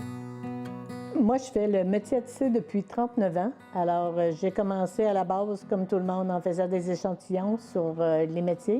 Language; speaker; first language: French; native; French